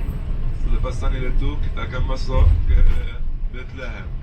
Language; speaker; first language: Indonesian; non-native, fluent; Arabic